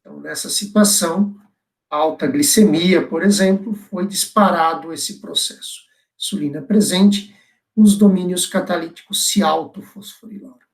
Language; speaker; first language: Portuguese; native; Portuguese